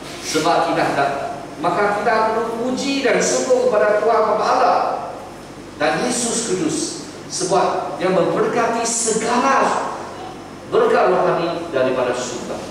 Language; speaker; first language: Malay; non-native, local second language; Chinese